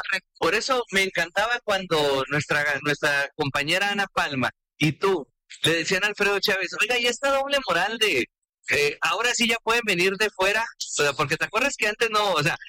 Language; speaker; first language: Spanish; native; Spanish